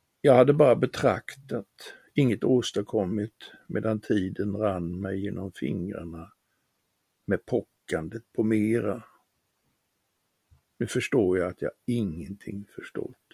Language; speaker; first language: Swedish; native; Swedish